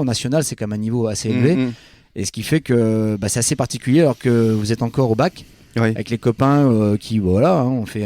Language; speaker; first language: French; native; French